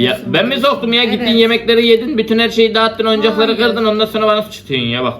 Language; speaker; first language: Turkish; native; Turkish